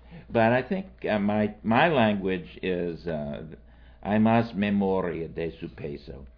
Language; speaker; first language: Spanish; non-native, fluent; English